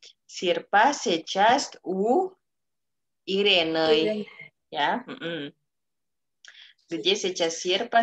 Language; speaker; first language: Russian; non-native, fluent; Indonesian